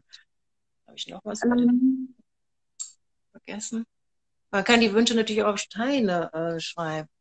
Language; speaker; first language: German; native; German